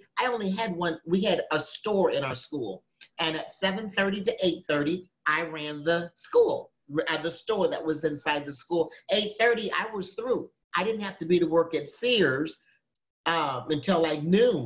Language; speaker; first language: English; native; English